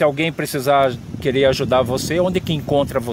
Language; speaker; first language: Portuguese; native; Portuguese